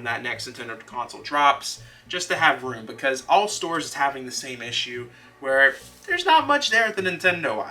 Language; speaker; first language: English; native; English